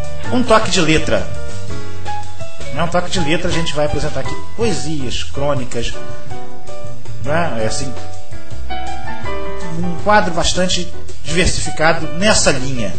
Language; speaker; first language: Portuguese; native; Portuguese